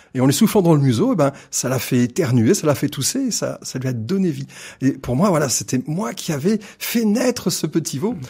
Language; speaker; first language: French; native; French